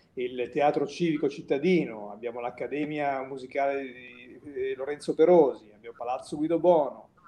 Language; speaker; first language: Italian; native; Italian